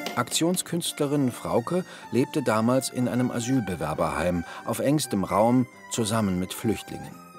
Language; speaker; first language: German; native; German